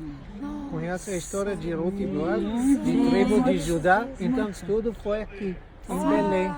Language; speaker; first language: Portuguese; non-native, fluent; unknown